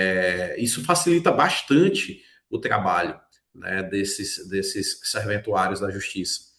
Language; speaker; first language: Portuguese; native; Portuguese